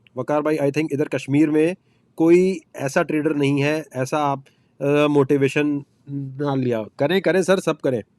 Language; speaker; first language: Urdu; native; Urdu